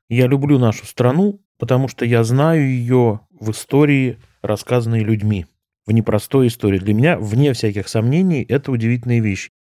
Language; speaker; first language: Russian; native; Russian